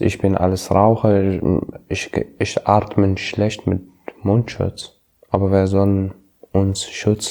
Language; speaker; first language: German; non-native, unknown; Arabic